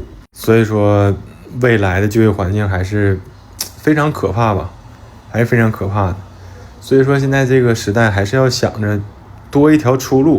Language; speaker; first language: Chinese; native; Chinese